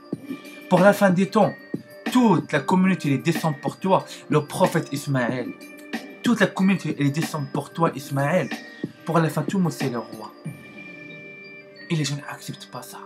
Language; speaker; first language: French; non-native, learner; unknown